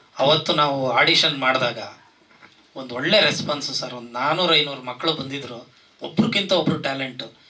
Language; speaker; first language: Kannada; native; Kannada